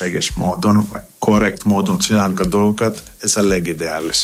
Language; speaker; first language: Hungarian; non-native, learner; Greek